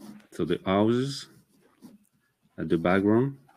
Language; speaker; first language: English; non-native, fluent; French